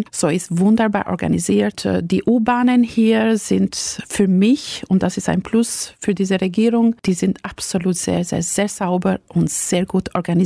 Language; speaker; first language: German; non-native, fluent; Albanian